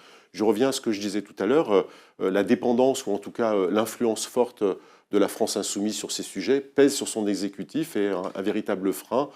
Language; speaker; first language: French; native; French